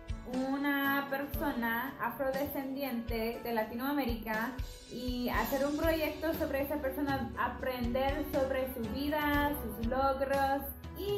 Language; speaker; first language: Spanish; non-native, fluent; English